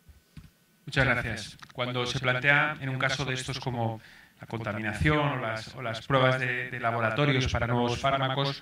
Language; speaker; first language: Spanish; native; Spanish